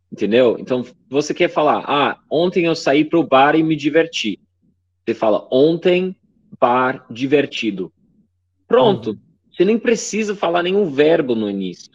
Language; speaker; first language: Portuguese; non-native, fluent; English